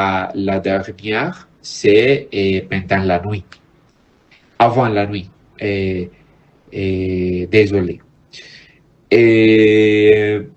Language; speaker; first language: French; non-native, learner; Spanish